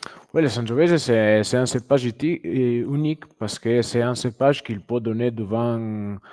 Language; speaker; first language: French; non-native, fluent; Italian